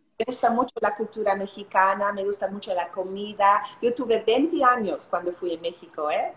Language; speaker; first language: Spanish; non-native, fluent; Turkish